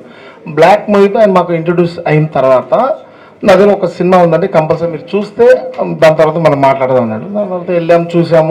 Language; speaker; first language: Telugu; native; Telugu